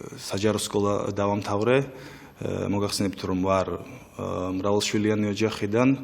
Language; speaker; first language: Georgian; non-native, local second language; Mingrelian